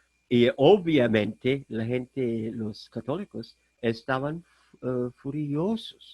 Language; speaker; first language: Spanish; non-native, fluent; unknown